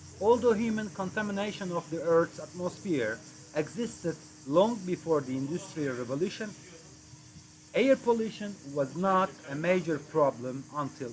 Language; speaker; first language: English; non-native, fluent; Turkish